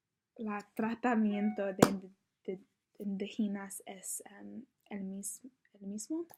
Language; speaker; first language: Spanish; non-native, learner; English